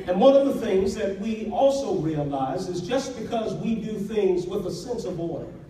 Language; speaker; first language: English; native; English